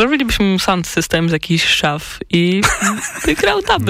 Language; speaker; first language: Polish; native; Polish